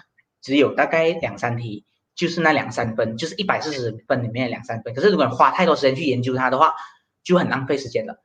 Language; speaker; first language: Chinese; native; Chinese